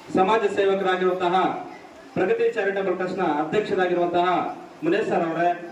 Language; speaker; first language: Kannada; non-native, local second language; Urdu